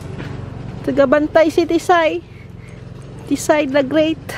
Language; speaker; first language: English; non-native, learner; Filipino